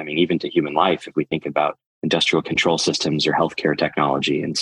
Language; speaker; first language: English; native; English